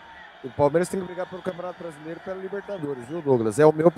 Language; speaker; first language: Portuguese; native; Portuguese